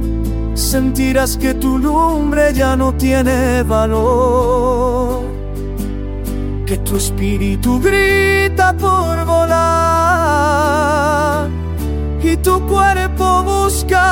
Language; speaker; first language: Spanish; native; Spanish